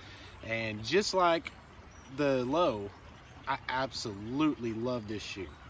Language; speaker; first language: English; native; English